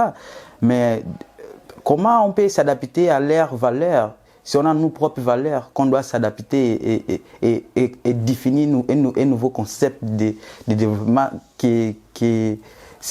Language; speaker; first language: French; non-native, fluent; Portuguese